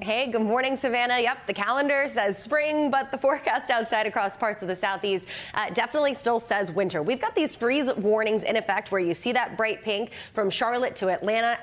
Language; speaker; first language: English; native; English